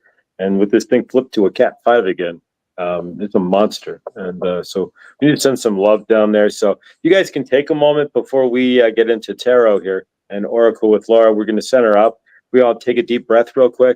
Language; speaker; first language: English; native; English